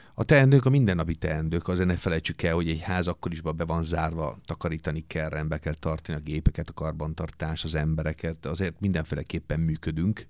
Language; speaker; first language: Hungarian; non-native, fluent; Italian